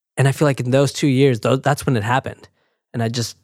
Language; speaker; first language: English; early bilingual, other home language; Spanish